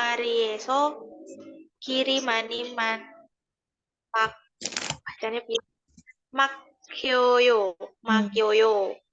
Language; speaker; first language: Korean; non-native, learner; Indonesian